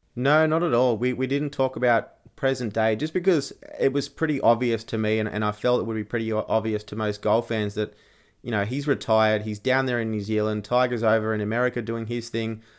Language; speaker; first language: English; native; English